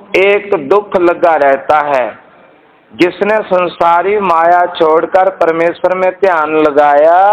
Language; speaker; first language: Hindi; non-native, local second language; Punjabi